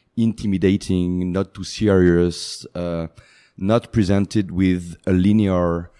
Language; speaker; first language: English; non-native, fluent; French